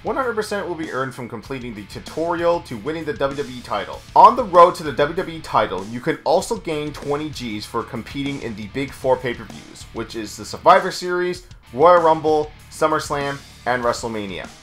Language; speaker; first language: English; native; English